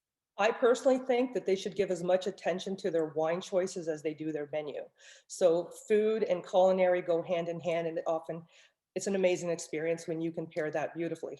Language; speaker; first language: English; native; English